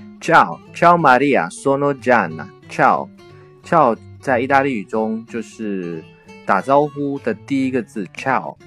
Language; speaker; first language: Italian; non-native, fluent; Chinese